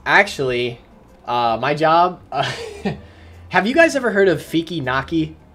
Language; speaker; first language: English; native; English